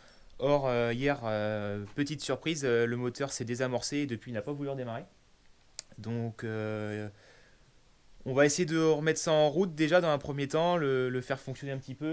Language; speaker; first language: French; native; French